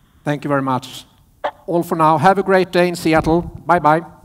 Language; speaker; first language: English; non-native, fluent; Swedish